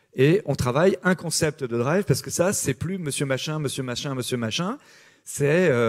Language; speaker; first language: French; native; French